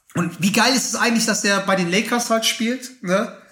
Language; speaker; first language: German; native; German